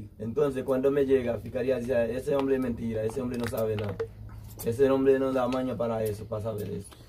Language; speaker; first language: Spanish; non-native, learner; Haitian Creole